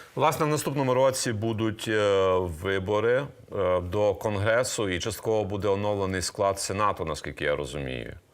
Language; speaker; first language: Ukrainian; native; Ukrainian